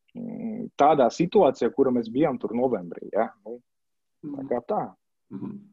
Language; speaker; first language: Latvian; non-native, local second language; Russian